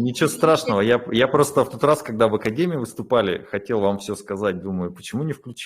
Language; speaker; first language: Russian; native; Russian